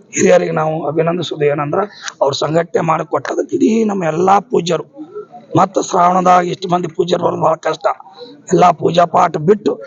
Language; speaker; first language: Kannada; non-native, local second language; Lambadi